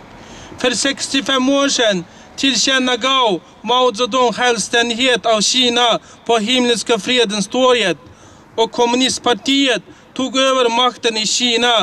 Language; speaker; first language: Swedish; non-native, fluent; Uyghur